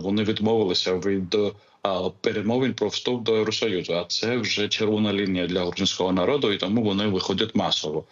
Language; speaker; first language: Ukrainian; non-native, fluent; Georgian